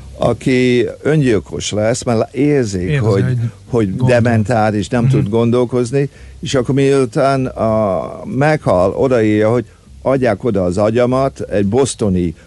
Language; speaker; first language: Hungarian; early bilingual, heritage; Hungarian